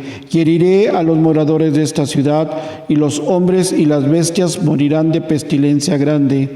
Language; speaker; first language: Spanish; native; Spanish